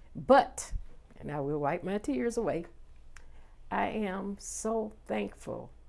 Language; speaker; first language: English; native; English